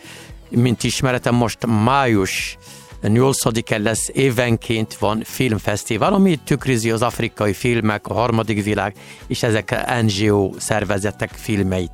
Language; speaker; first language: Hungarian; non-native, learner; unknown